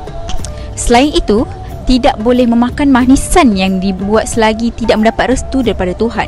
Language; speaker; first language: Malay; native; Malay